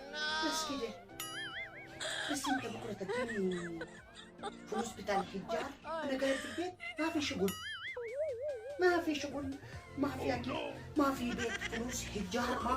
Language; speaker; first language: Arabic; non-native, learner; Oromo